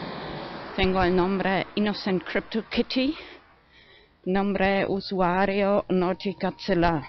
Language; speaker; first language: Spanish; non-native, fluent; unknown